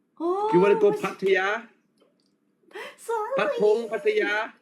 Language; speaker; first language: English; non-native, learner; Thai